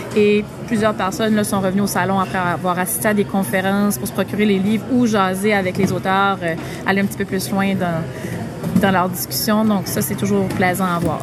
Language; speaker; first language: French; native; French